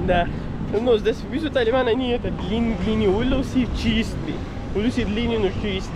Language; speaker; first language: Russian; non-native, learner; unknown